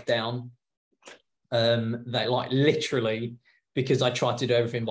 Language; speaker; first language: English; native; English